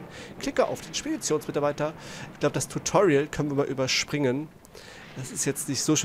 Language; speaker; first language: German; native; German